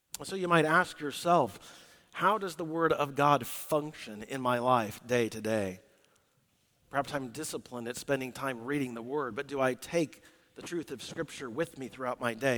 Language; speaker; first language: English; native; English